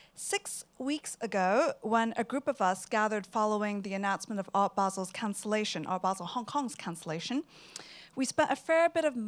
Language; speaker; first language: English; non-native, local second language; Cantonese